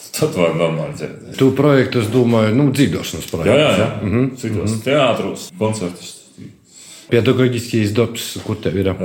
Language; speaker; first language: Latvian; native; Latvian